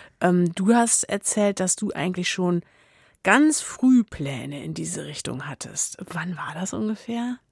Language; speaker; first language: German; native; German